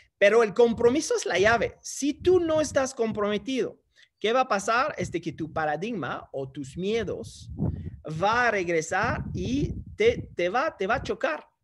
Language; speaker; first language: Spanish; non-native, fluent; English